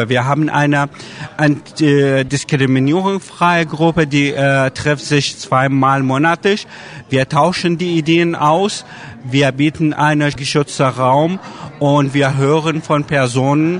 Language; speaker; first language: German; non-native, learner; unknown